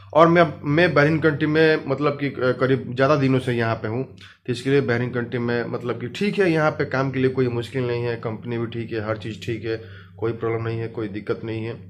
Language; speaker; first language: Hindi; native; Hindi